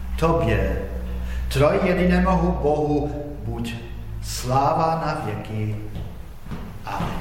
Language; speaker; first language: Czech; non-native, fluent; Polish